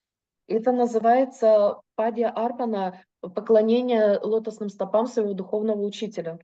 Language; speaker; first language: Russian; native; Russian